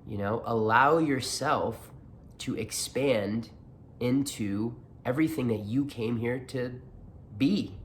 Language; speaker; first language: English; native; English